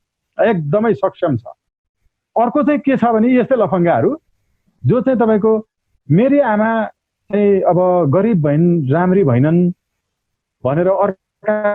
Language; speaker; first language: Nepali; native; Nepali